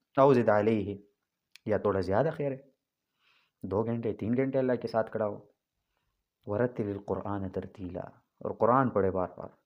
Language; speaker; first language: Urdu; non-native, local second language; Pashto